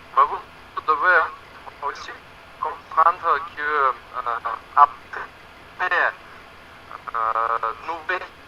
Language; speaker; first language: French; non-native, learner; Russian